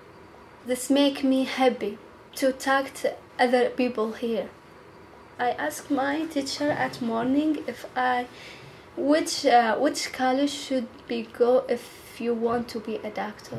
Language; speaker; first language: English; non-native, learner; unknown